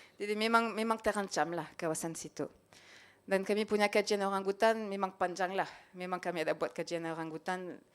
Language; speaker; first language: Malay; non-native, fluent; French